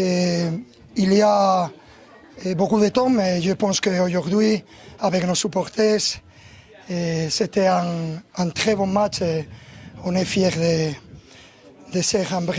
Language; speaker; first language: French; non-native, learner; Spanish